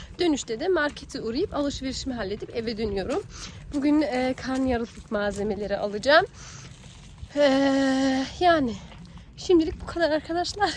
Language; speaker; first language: Turkish; early bilingual, heritage; Turkish